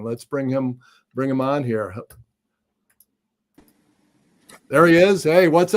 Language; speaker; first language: English; native; English